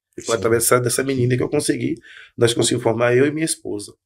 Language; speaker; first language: Portuguese; native; Portuguese